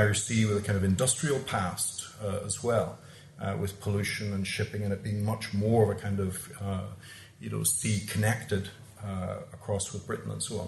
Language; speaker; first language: English; native; English